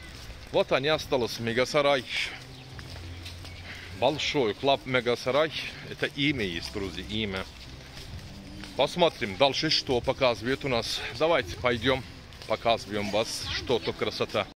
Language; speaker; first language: Russian; non-native, learner; Turkish